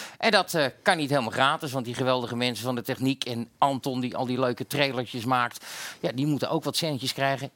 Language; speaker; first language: Dutch; native; Dutch